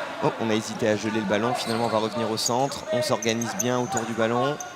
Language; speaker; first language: French; native; French